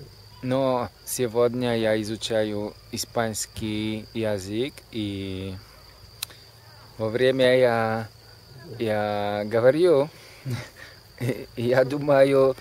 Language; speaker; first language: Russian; non-native, learner; Polish